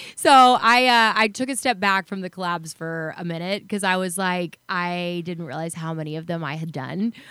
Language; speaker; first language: English; native; English